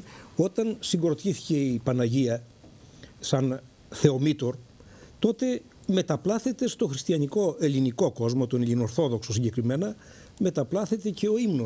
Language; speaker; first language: Greek; native; Greek